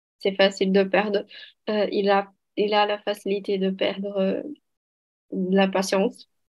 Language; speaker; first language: French; non-native, learner; Portuguese